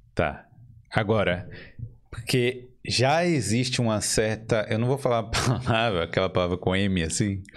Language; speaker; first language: Portuguese; native; Portuguese